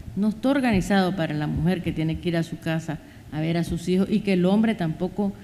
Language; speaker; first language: Spanish; native; Spanish